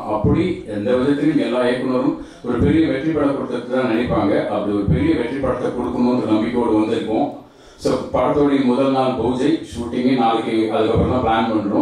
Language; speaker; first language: Tamil; native; Tamil